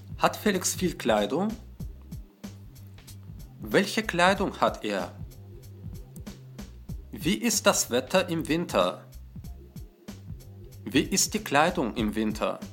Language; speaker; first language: German; non-native, fluent; Russian